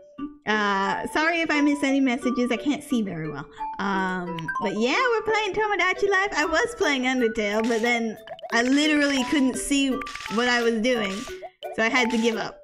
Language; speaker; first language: English; native; English